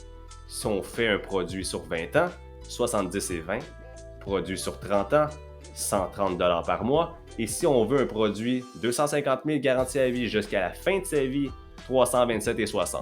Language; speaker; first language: French; native; French